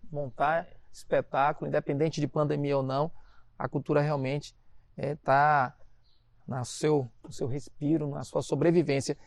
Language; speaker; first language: Portuguese; native; Portuguese